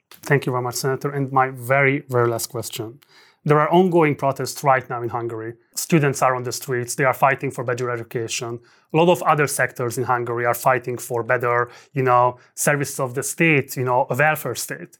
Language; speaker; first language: English; non-native, fluent; Hungarian